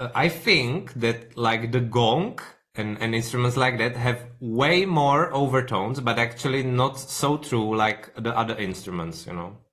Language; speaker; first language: English; non-native, fluent; Czech